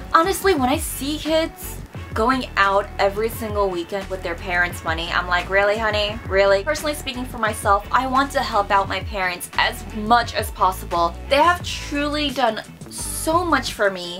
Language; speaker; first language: English; native; English